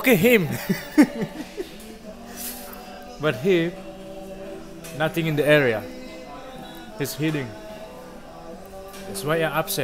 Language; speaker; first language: English; non-native, learner; Indonesian